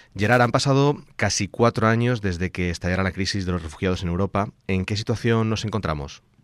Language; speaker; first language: Spanish; native; Spanish